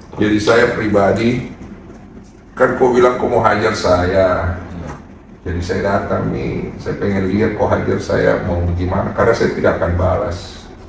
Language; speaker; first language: Indonesian; native; Indonesian